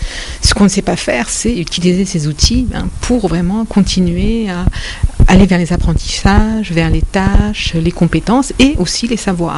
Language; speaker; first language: French; native; French